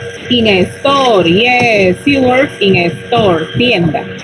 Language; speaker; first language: English; non-native, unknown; Spanish